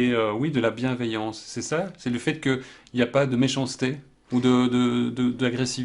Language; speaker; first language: French; native; French